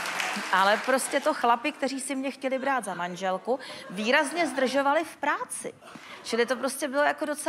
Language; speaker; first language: Czech; native; Czech